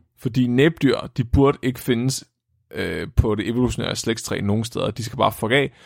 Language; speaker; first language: Danish; native; Danish